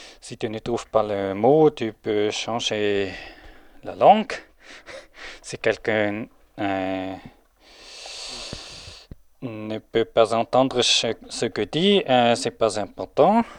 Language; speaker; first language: French; non-native, local second language; German